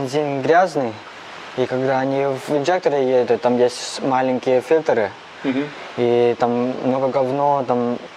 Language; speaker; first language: Russian; non-native, learner; Cantonese